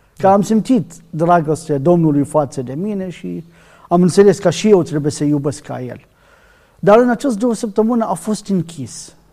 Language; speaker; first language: Romanian; non-native, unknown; Arabic